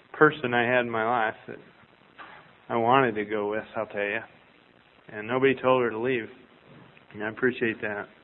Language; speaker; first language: English; native; English